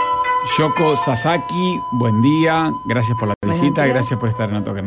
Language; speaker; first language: Spanish; native; Spanish